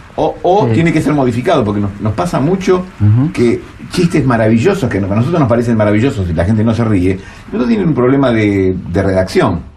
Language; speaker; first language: Spanish; native; Spanish